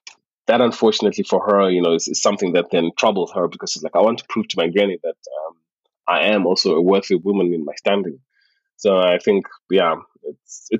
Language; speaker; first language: English; non-native, local second language; Shona